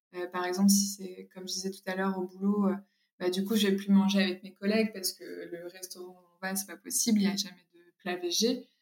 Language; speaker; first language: French; native; French